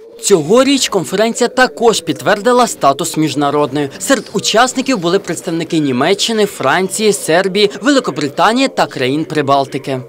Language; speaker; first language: Ukrainian; native; Ukrainian